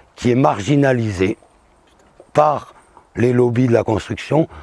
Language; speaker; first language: French; native; French